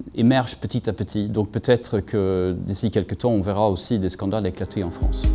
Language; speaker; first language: French; non-native, fluent; Swedish